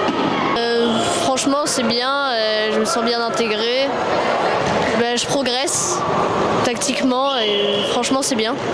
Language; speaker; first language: French; native; French